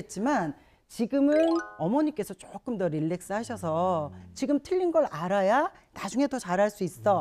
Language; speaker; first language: Korean; native; Korean